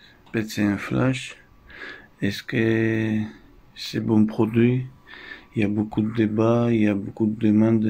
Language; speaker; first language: French; non-native, fluent; Russian